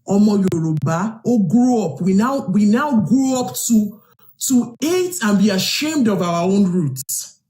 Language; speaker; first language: English; non-native, local second language; Yoruba